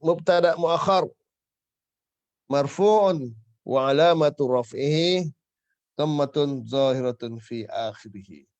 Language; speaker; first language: Arabic; non-native, fluent; Malay